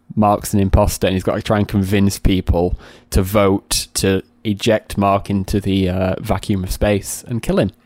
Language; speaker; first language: English; native; English